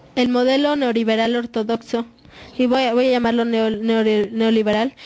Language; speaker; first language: Spanish; non-native, fluent; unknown